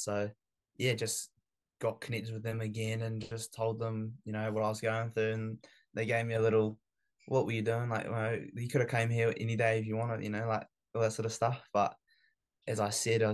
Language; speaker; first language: English; native; English